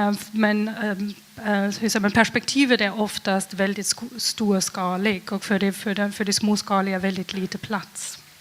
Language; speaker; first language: Swedish; non-native, fluent; German